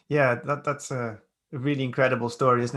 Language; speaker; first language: English; native; English